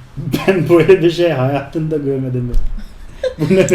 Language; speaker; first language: Turkish; non-native, fluent; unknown